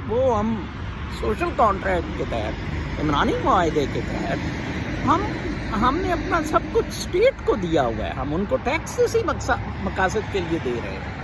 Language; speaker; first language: Urdu; non-native, local second language; Punjabi